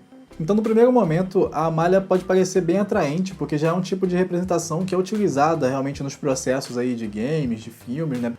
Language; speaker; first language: Portuguese; native; Portuguese